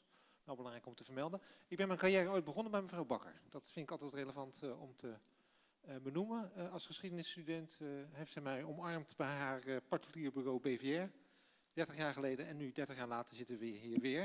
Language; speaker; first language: Dutch; native; Dutch